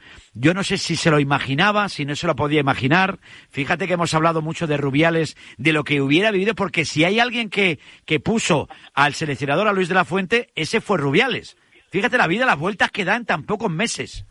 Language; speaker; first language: Spanish; native; Spanish